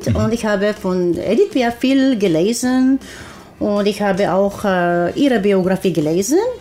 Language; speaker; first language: German; non-native, fluent; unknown